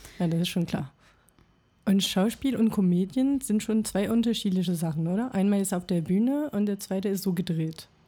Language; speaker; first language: German; non-native, fluent; French